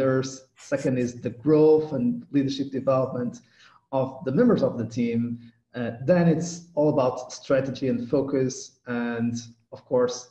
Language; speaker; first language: English; non-native, fluent; Portuguese